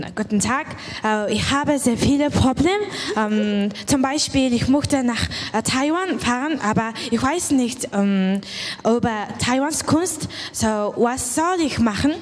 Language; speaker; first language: German; non-native, learner; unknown